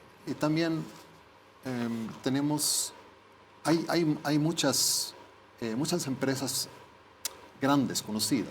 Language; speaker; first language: Spanish; non-native, fluent; Swedish